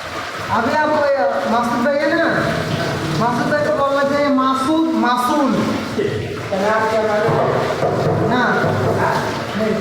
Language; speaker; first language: Hindi; non-native, learner; Bangla